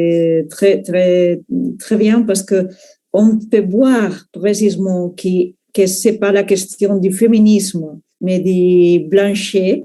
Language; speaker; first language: French; non-native, fluent; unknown